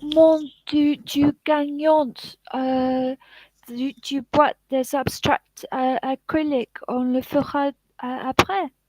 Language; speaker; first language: French; non-native, learner; English